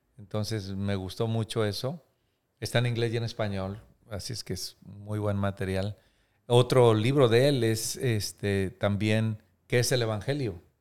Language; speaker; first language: Spanish; native; Spanish